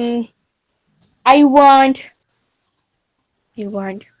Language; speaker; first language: English; non-native, learner; Spanish